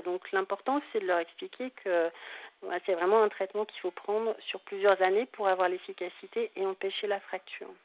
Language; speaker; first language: French; native; French